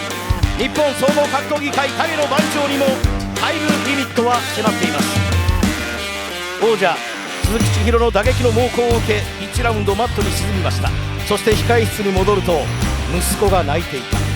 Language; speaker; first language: Japanese; native; Japanese